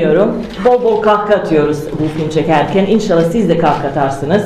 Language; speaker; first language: Turkish; non-native, fluent; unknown